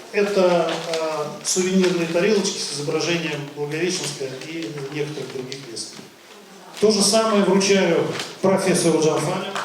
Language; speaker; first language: Russian; native; Russian